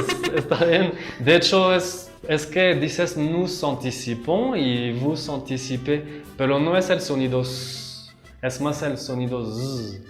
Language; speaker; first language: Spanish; non-native, fluent; French